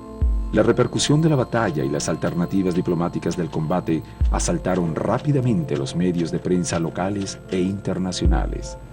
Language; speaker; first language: Spanish; native; Spanish